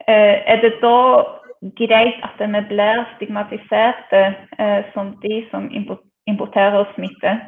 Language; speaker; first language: Norwegian; non-native, fluent; Polish